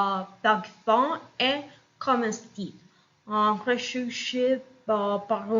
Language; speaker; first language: French; non-native, learner; Spanish